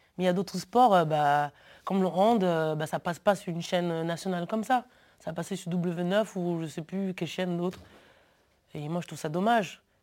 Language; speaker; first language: French; early bilingual, other home language; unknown